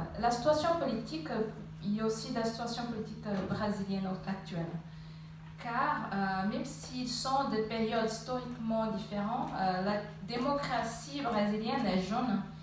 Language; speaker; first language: French; non-native, fluent; Portuguese